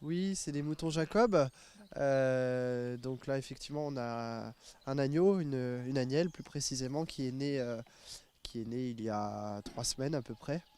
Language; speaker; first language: French; native; French